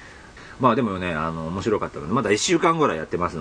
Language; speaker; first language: Japanese; native; Japanese